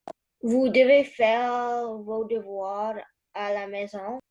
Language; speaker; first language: French; non-native, learner; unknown